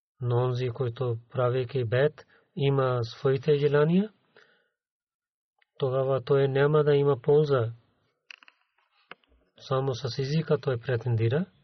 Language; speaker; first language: Bulgarian; non-native, learner; Urdu